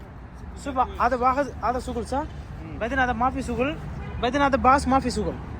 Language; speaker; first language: Arabic; non-native, learner; Tamil